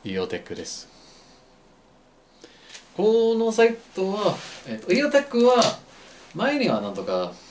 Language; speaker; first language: Japanese; non-native, fluent; English